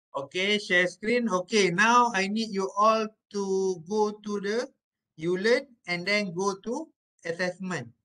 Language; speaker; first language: English; non-native, local second language; Malay